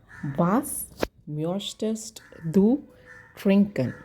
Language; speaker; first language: German; non-native, learner; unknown